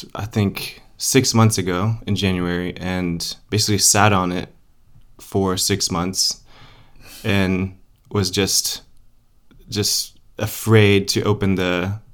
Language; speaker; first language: English; early bilingual, other home language; Polish